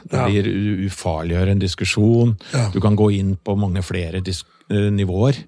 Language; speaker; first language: Norwegian; native; Norwegian